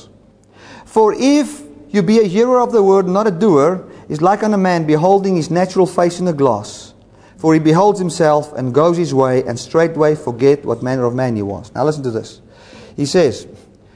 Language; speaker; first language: English; non-native, local second language; Afrikaans